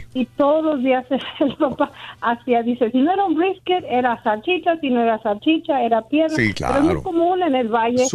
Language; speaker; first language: Spanish; native; Spanish